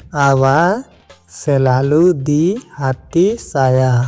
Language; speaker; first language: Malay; non-native, learner; Nepali